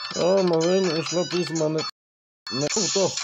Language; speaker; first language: German; native; German